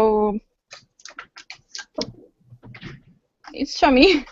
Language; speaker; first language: English; non-native, learner; Russian